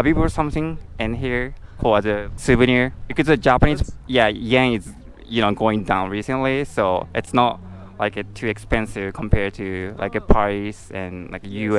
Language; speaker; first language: English; non-native, fluent; Japanese